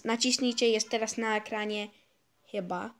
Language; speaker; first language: Polish; early bilingual, heritage; Polish